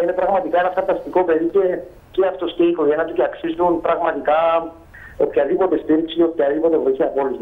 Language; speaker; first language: Greek; native; Greek